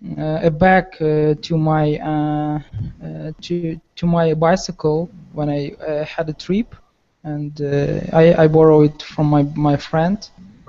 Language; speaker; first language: English; non-native, learner; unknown